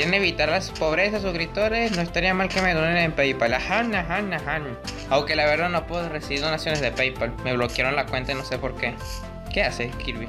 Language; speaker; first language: Spanish; native; Spanish